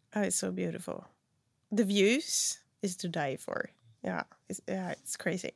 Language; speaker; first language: English; non-native, fluent; Swedish